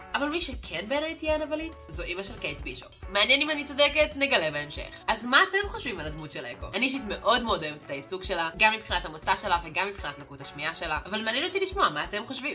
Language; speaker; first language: Hebrew; native; Hebrew